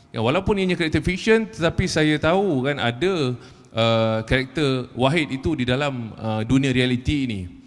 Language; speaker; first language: Malay; native; Malay